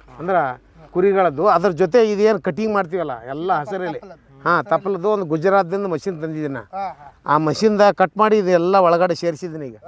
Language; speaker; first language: Kannada; native; Kannada